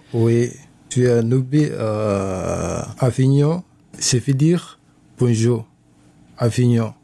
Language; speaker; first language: French; non-native, learner; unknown